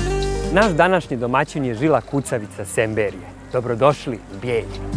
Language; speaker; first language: Bosnian; native; Bosnian